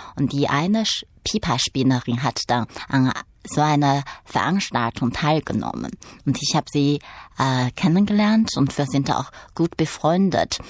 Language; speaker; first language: German; non-native, fluent; Chinese